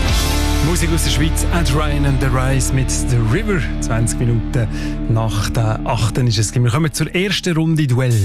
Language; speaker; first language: German; native; German